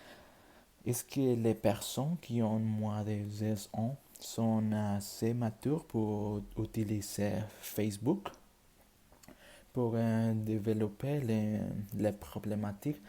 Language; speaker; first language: French; non-native, learner; Spanish